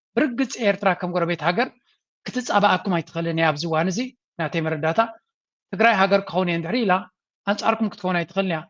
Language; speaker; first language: Tigrinya; native; Tigrinya